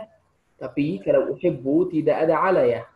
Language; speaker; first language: Indonesian; non-native, fluent; Arabic